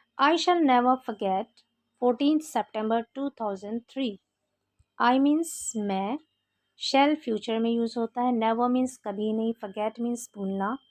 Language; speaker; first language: Hindi; native; Hindi